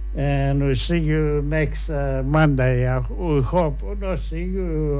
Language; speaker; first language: English; non-native, learner; Greek